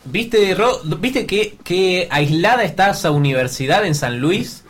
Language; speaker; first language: Spanish; native; Spanish